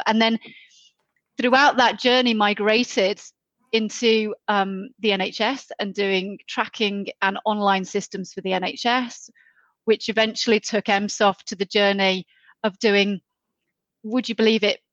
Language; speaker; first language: English; native; English